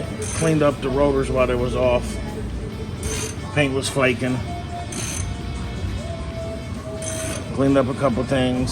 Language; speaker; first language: English; native; English